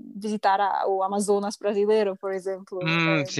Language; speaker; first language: Portuguese; non-native, learner; English